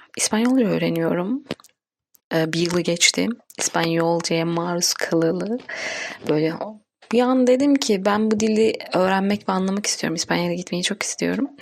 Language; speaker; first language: Turkish; non-native, local second language; Kurdish